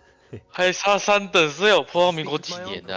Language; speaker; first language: Chinese; native; Chinese